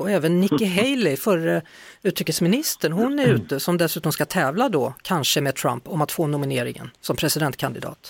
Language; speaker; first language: Swedish; native; Swedish